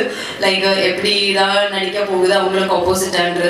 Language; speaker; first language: Tamil; non-native, learner; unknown